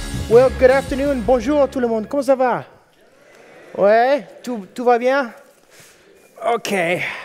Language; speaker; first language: French; non-native, learner; English